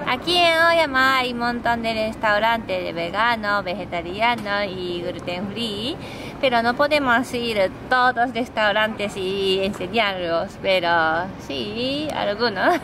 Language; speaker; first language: Spanish; non-native, learner; Japanese